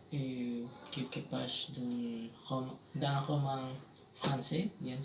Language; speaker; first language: French; non-native, fluent; Spanish